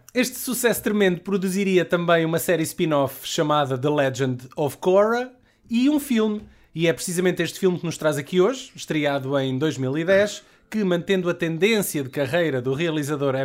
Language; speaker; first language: Portuguese; native; Portuguese